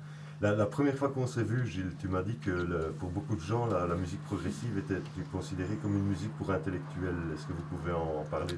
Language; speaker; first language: French; native; French